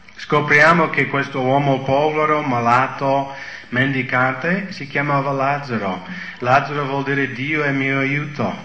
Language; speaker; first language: Italian; non-native, fluent; English